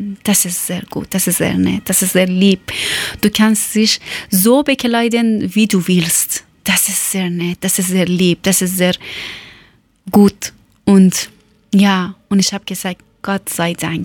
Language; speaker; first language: German; non-native, learner; Persian